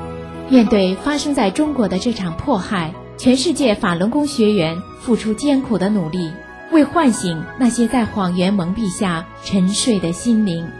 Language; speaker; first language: Chinese; native; Chinese